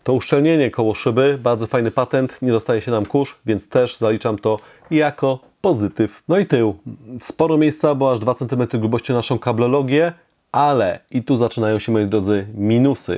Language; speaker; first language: Polish; native; Polish